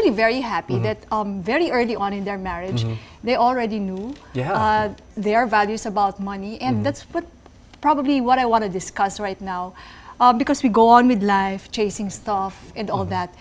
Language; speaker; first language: English; non-native, local second language; Filipino